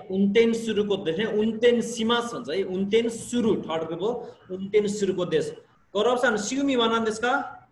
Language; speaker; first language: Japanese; non-native, fluent; Nepali